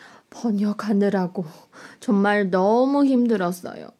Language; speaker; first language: Korean; non-native, fluent; Chinese